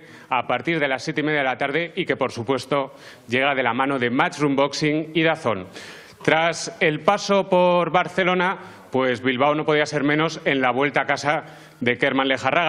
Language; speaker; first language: Spanish; native; Spanish